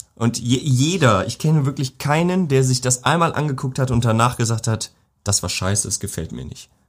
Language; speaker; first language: German; native; German